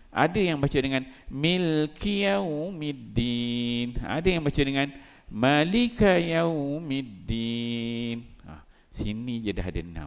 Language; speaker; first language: Malay; native; Malay